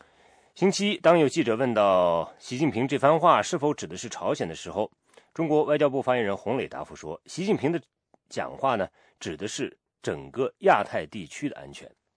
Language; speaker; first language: Chinese; native; Chinese